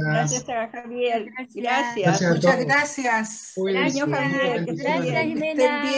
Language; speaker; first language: Spanish; non-native, learner; Korean